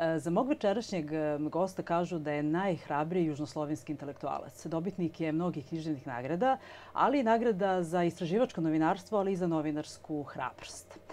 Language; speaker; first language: Serbian; native; Serbian